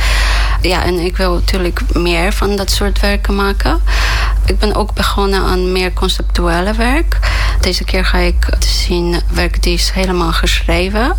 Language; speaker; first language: Dutch; non-native, fluent; Polish